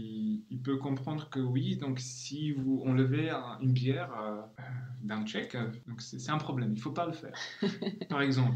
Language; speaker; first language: French; non-native, fluent; Czech